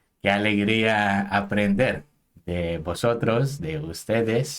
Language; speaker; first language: Spanish; non-native, fluent; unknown